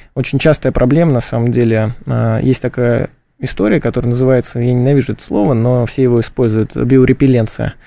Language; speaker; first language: Russian; native; Russian